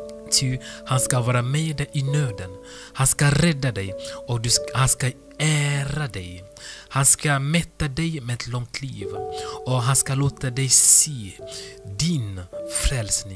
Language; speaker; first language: Swedish; non-native, fluent; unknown